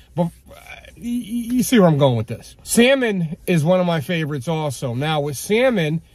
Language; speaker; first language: English; native; English